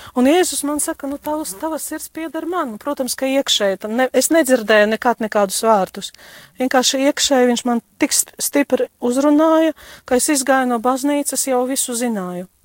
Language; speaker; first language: Latvian; non-native, local second language; Russian